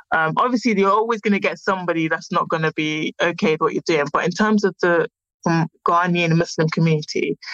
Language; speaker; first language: English; native; English